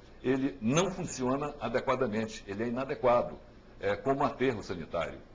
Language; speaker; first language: Portuguese; native; Portuguese